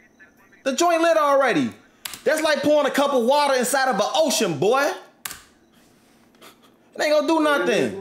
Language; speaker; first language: English; native; English